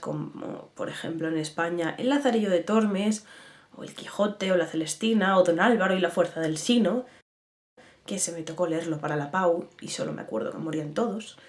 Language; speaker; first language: Spanish; native; Spanish